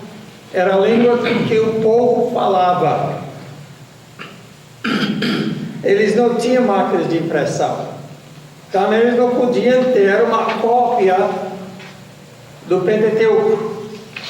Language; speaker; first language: Portuguese; non-native, fluent; English